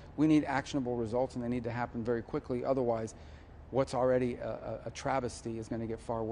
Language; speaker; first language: English; native; English